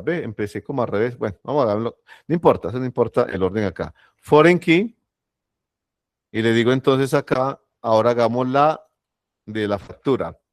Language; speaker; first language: Spanish; native; Spanish